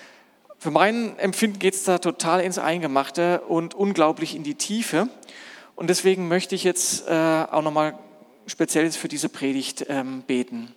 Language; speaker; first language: German; native; German